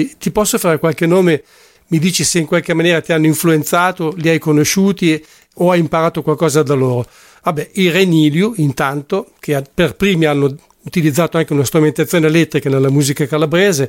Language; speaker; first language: Italian; native; Italian